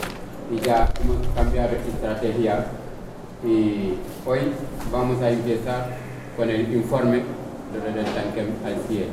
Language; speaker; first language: Spanish; non-native, fluent; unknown